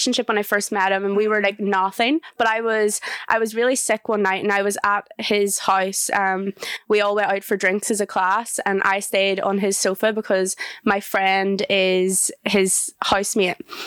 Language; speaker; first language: English; native; English